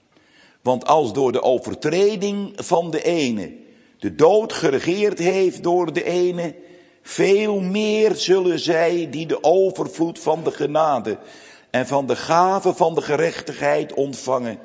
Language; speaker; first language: Dutch; native; Dutch